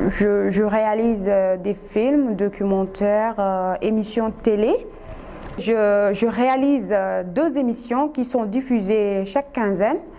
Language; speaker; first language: French; non-native, local second language; Wolof